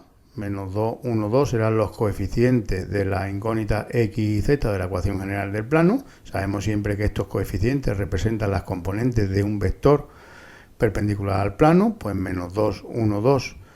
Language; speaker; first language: Spanish; native; Spanish